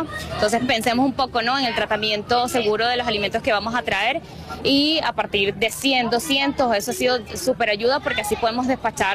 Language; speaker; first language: Spanish; native; Spanish